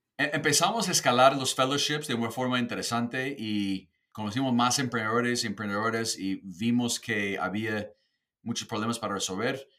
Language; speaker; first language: Spanish; non-native, fluent; English